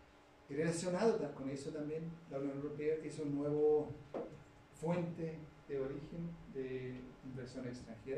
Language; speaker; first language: Spanish; non-native, fluent; German